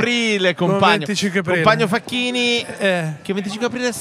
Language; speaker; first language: Italian; native; Italian